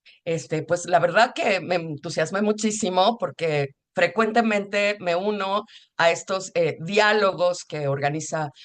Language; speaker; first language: Spanish; native; Spanish